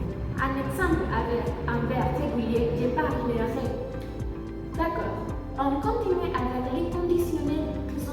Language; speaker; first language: French; non-native, learner; Spanish